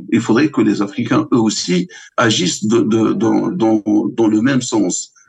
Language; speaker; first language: French; non-native, local second language; Arabic